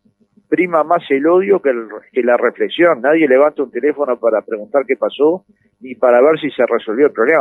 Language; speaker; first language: Spanish; native; Spanish